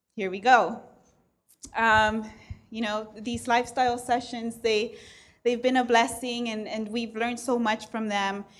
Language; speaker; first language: English; early bilingual, other home language; Spanish